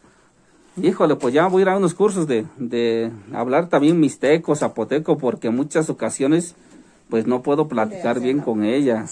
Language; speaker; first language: Spanish; native; Spanish